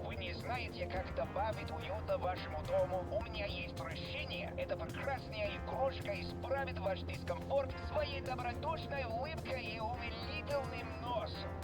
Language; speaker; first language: Russian; non-native, learner; English